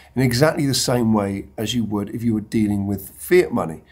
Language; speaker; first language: English; native; English